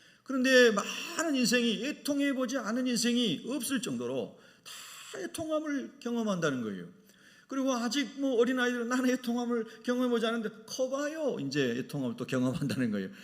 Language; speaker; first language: Korean; native; Korean